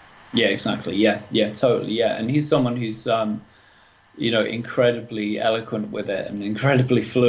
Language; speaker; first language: English; native; English